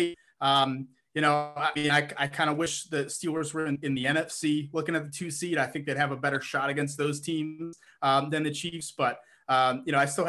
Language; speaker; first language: English; native; English